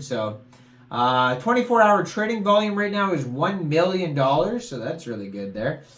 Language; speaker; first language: English; native; English